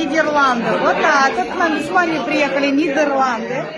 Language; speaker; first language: Russian; native; Russian